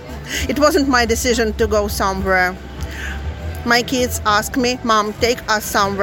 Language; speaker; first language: English; non-native, learner; Ukrainian